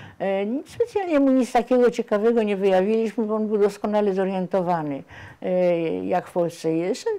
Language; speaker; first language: Polish; native; Polish